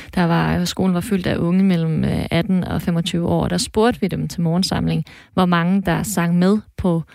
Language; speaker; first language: Danish; native; Danish